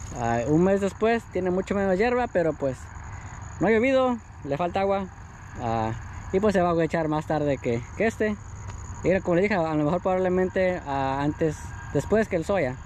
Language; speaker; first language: Spanish; native; Spanish